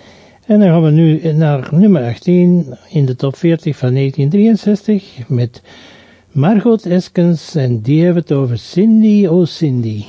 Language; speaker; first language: Dutch; native; Dutch